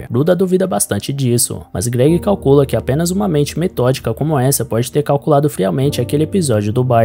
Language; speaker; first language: Portuguese; native; Portuguese